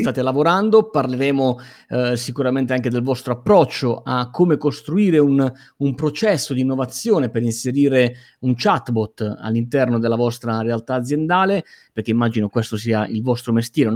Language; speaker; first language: Italian; native; Italian